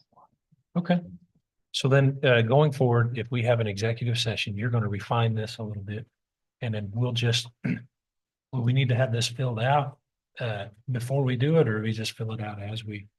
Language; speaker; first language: English; native; English